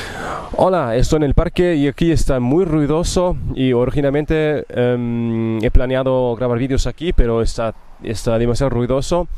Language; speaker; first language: Spanish; non-native, learner; German